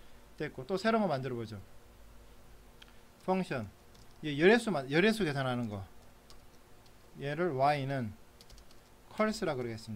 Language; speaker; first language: Korean; native; Korean